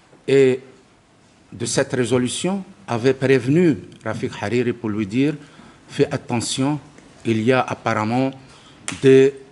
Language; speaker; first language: French; non-native, local second language; Arabic